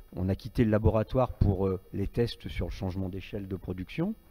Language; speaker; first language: French; native; French